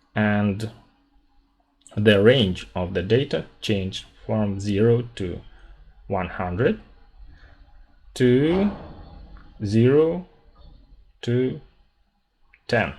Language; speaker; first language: English; non-native, fluent; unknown